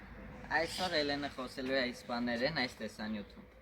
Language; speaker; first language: Armenian; early bilingual, heritage; Armenian